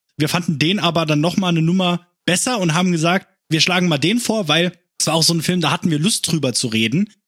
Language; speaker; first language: German; native; German